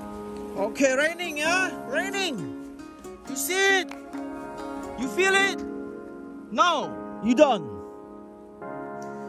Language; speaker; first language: English; non-native, learner; Indonesian